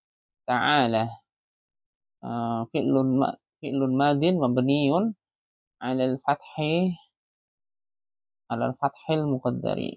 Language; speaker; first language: Arabic; non-native, learner; Indonesian